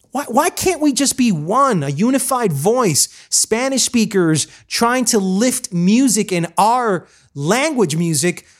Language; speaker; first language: English; early bilingual, other home language; Spanish